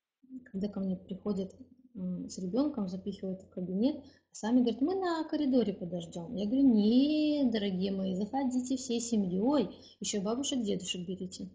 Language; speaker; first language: Russian; native; Russian